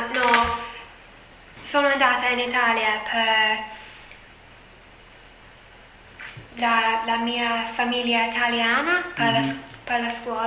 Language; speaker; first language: Italian; non-native, learner; English